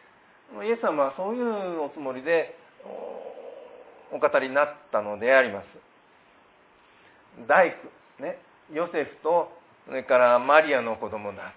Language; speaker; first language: Japanese; native; Japanese